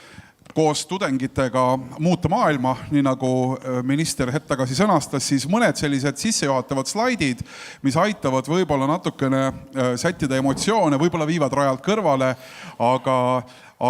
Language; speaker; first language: Estonian; native; Estonian